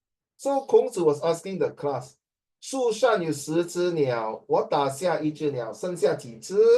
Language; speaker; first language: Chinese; native; Chinese